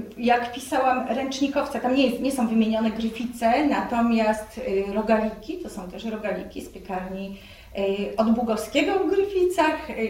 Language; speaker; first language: Polish; native; Polish